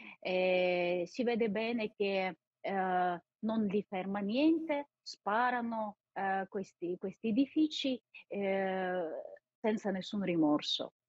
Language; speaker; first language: Italian; non-native, fluent; Ukrainian